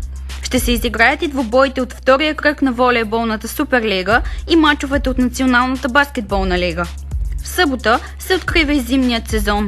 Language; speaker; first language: Bulgarian; native; Bulgarian